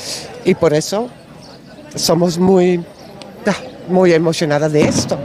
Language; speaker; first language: Spanish; non-native, learner; Dutch